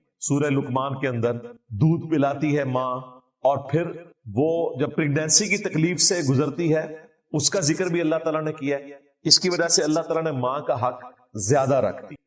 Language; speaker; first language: Urdu; non-native, local second language; Punjabi